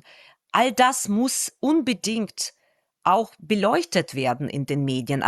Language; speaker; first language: German; non-native, fluent; Russian